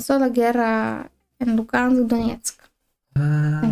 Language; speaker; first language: Spanish; non-native, learner; Ukrainian